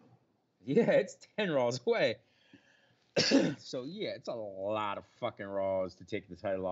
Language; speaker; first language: English; native; English